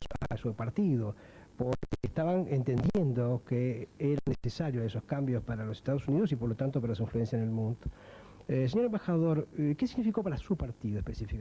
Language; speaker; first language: Spanish; native; Spanish